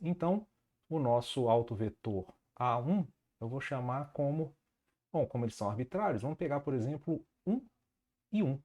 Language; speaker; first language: Portuguese; native; Portuguese